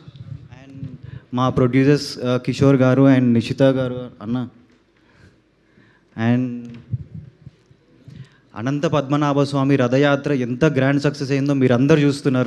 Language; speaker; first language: Telugu; native; Telugu